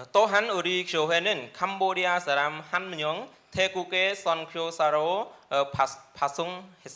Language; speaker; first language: Korean; non-native, learner; Khmer